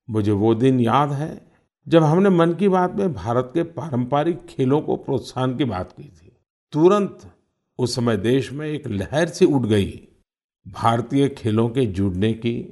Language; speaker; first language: Hindi; native; Hindi